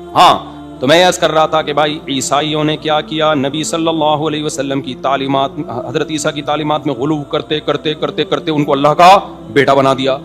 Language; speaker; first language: Urdu; native; Urdu